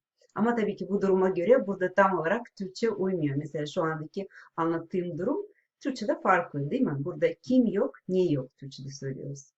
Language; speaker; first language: Turkish; non-native, fluent; Russian